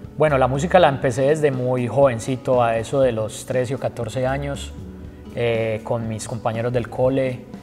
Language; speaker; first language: Spanish; native; Spanish